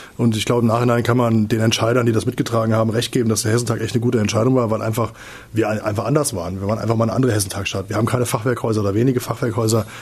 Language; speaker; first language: German; native; German